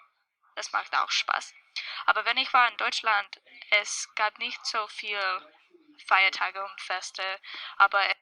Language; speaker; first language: German; non-native, learner; English